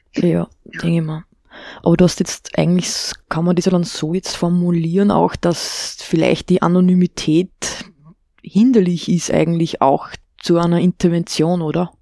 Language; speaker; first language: German; native; German